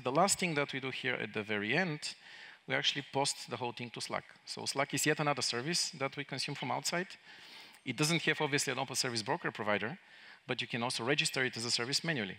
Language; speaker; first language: English; non-native, fluent; Bulgarian